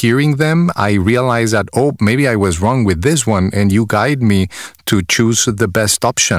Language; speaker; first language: English; non-native, fluent; Spanish